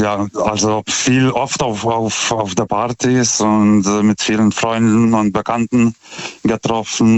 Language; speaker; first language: German; non-native, fluent; Lithuanian